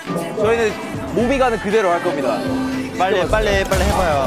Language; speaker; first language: Korean; native; Korean